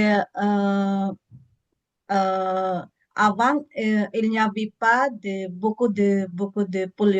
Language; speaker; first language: French; non-native, learner; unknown